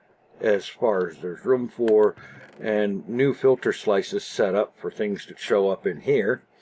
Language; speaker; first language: English; native; English